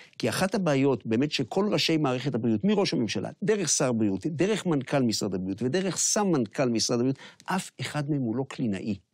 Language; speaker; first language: Hebrew; native; Hebrew